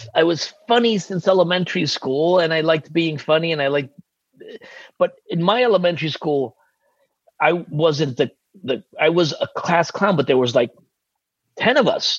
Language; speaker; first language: English; early bilingual, other home language; Spanish